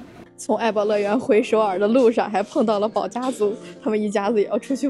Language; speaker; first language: Chinese; native; Chinese